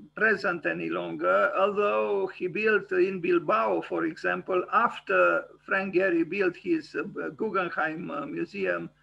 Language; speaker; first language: English; non-native, fluent; Romanian